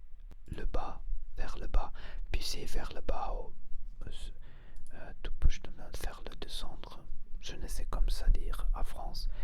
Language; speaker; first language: French; non-native, learner; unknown